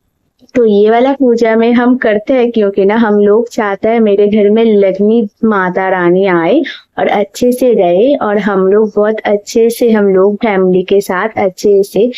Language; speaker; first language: Hindi; non-native, local second language; Bangla